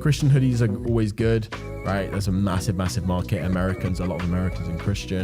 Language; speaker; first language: English; native; English